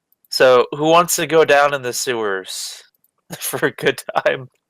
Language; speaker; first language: English; native; English